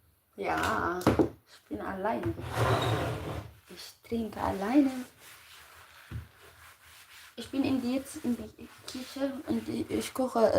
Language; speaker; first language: German; non-native, learner; Tigrinya